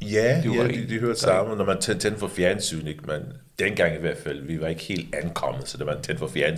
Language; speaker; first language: Danish; early bilingual, other home language; English